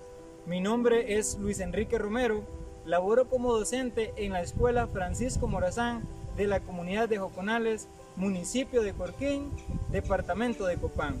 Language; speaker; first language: Spanish; native; Spanish